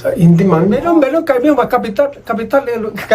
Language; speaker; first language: Filipino; non-native, learner; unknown